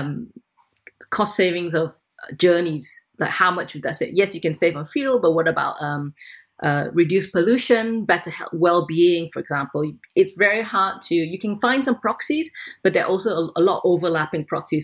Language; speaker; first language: English; non-native, local second language; Cantonese